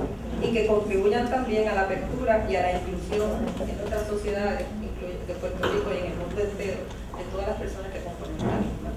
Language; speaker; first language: Spanish; native; Spanish